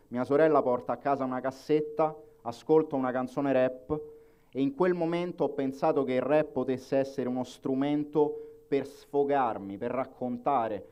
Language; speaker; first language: Italian; native; Italian